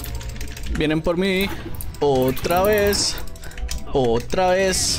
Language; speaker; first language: Spanish; native; Spanish